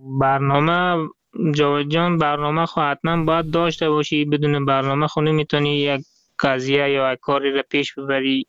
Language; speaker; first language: Persian; native; Persian